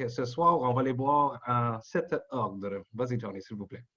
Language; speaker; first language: French; non-native, local second language; English